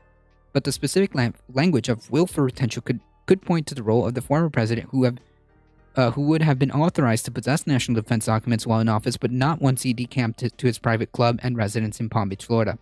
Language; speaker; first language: English; native; English